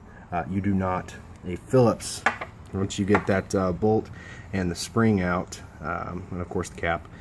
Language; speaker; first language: English; native; English